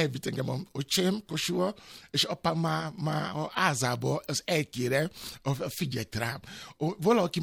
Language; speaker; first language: Hungarian; non-native, learner; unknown